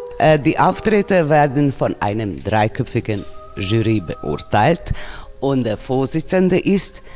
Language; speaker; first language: German; non-native, fluent; Serbian